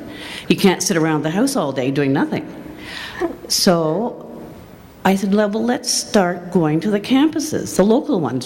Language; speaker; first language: English; native; English